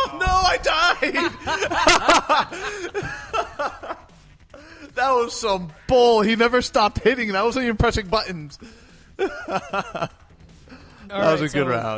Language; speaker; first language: English; native; English